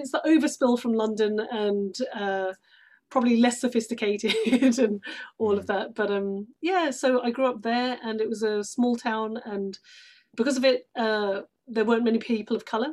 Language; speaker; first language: English; native; English